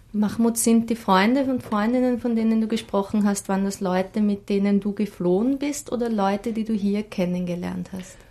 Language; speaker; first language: German; native; German